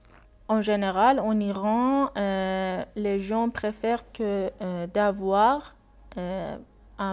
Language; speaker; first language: French; non-native, learner; Persian